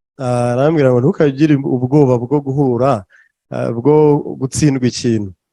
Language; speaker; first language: Kinyarwanda; native; Kinyarwanda